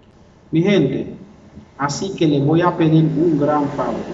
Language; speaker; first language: Spanish; non-native, fluent; Haitian Creole